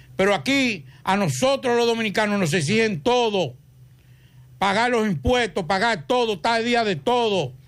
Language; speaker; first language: Spanish; native; Spanish